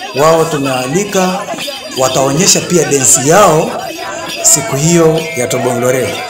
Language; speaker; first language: Swahili; non-native, local second language; Turkmen